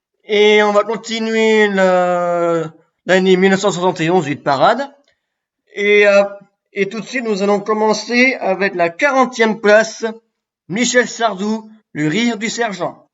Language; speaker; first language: French; native; French